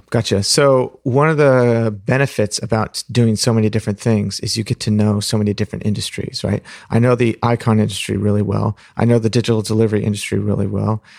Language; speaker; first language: English; native; English